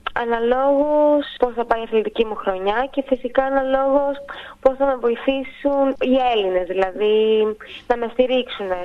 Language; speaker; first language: Greek; native; Greek